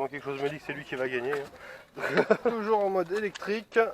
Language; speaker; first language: French; native; French